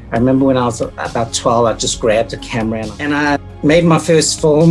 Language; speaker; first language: English; native; English